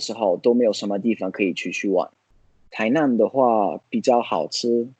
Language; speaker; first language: Chinese; non-native, fluent; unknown